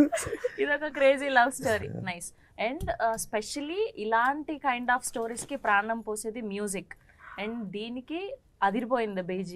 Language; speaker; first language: Telugu; native; Telugu